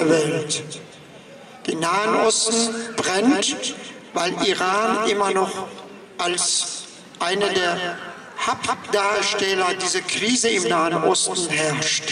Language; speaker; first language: German; non-native, fluent; Persian